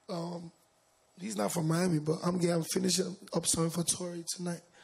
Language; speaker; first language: English; non-native, local second language; Yoruba